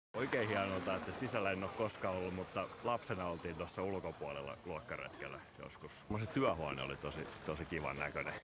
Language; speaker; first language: Finnish; native; Finnish